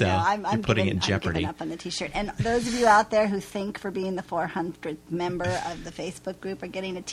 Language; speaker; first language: English; native; English